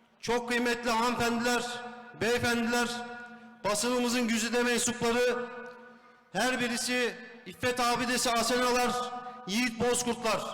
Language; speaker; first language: Turkish; native; Turkish